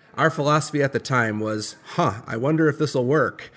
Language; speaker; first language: English; native; English